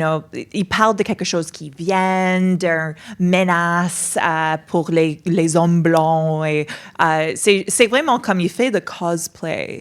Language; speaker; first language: French; non-native, fluent; English